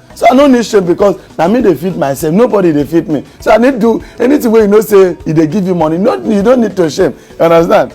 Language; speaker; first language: Nigerian Pidgin; non-native, local second language; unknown